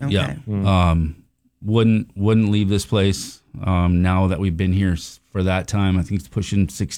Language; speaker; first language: English; native; English